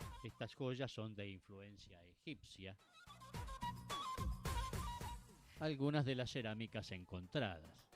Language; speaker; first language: Spanish; native; Spanish